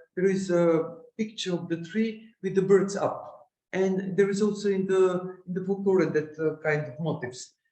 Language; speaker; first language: English; non-native, learner; Macedonian